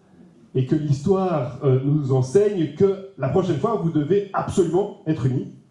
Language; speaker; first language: French; native; French